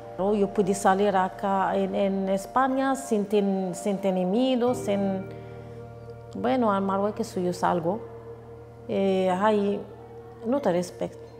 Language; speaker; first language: Spanish; non-native, learner; Arabic